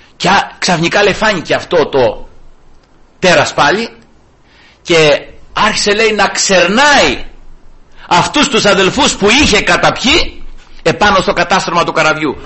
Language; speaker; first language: Greek; early bilingual, heritage; Greek